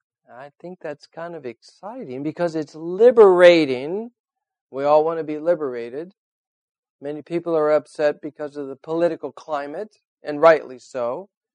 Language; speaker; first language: English; native; English